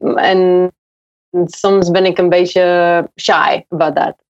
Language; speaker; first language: Dutch; non-native, learner; English